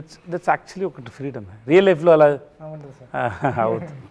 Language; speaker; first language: Telugu; non-native, learner; Tamil